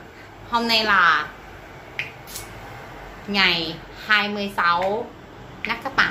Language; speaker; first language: Vietnamese; non-native, learner; Thai